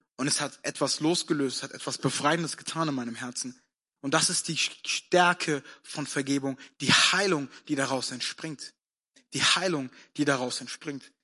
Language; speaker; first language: German; early bilingual, other home language; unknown